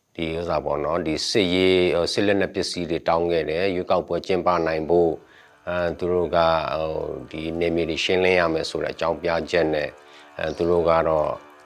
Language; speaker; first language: Burmese; non-native, local second language; S'gaw Karen